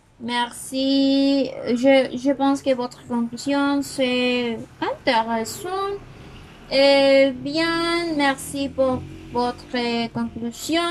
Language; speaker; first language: French; non-native, learner; Spanish